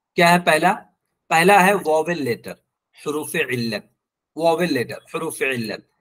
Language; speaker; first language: Urdu; native; Urdu